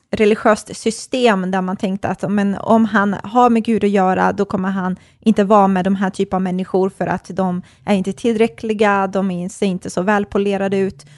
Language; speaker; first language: Swedish; early bilingual, other home language; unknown